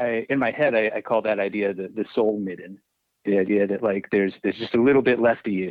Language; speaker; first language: English; native; English